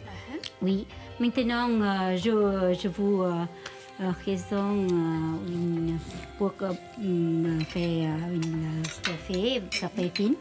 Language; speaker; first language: French; non-native, learner; Vietnamese